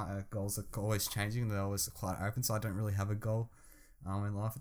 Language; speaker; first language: English; native; English